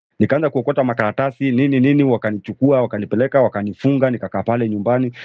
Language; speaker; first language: Swahili; native; Swahili